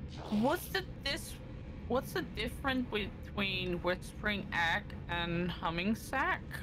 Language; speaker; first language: English; non-native, fluent; Dutch